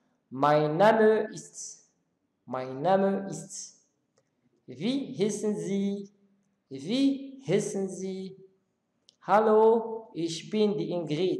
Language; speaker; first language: German; non-native, learner; Arabic